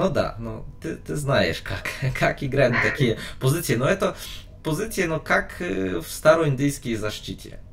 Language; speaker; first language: Russian; non-native, learner; Polish